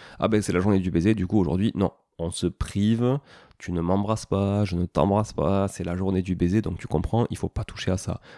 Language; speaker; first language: French; native; French